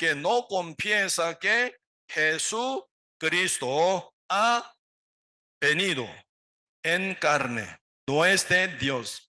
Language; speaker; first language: Spanish; non-native, learner; Korean